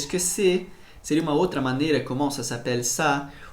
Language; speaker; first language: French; non-native, fluent; Portuguese